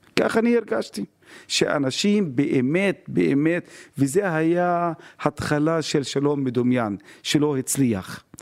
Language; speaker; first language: Hebrew; non-native, local second language; Arabic